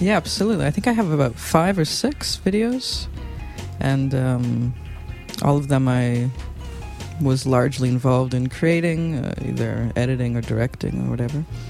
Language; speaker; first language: English; early bilingual, other home language; Russian